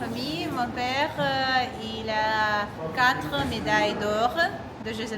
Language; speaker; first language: French; non-native, fluent; Russian